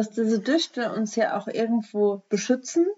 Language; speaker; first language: German; native; German